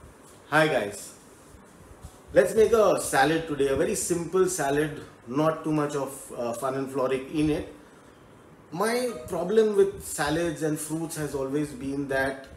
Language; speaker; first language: English; non-native, local second language; Hindi